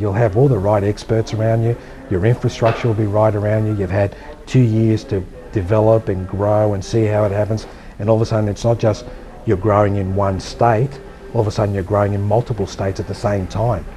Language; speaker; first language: English; native; English